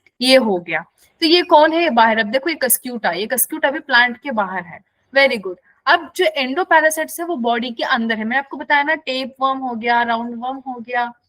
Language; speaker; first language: Hindi; non-native, local second language; Kannada